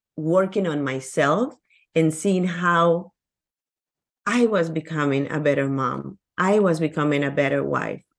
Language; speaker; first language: English; non-native, fluent; Spanish